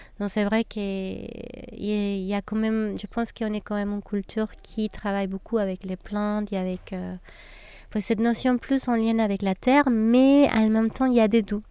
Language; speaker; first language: French; non-native, fluent; Spanish